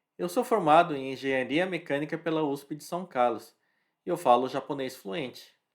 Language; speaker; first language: Portuguese; early bilingual, other home language; Japanese